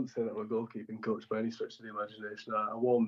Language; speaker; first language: English; native; English